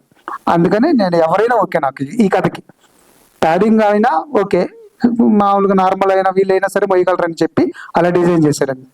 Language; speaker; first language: Telugu; native; Telugu